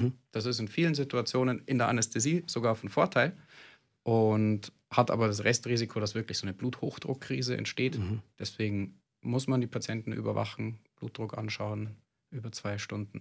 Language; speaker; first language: German; native; German